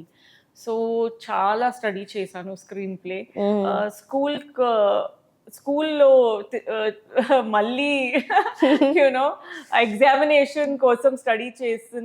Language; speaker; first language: Telugu; non-native, learner; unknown